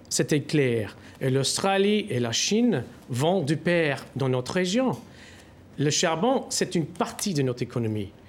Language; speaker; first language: French; non-native, fluent; English